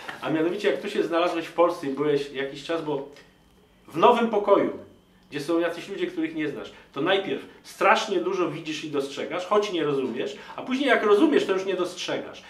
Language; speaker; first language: Polish; native; Polish